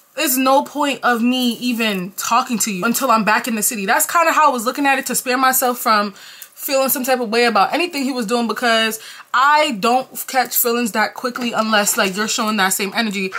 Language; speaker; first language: English; native; English